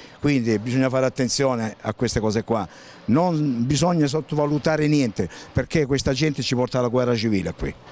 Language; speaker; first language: Italian; native; Italian